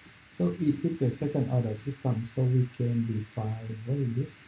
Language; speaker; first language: English; non-native, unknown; Vietnamese